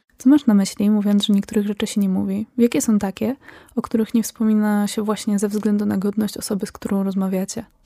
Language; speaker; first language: Polish; native; Polish